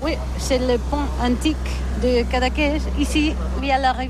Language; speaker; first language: French; non-native, learner; Catalan